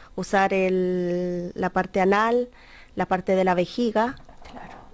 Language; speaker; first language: Spanish; native; Spanish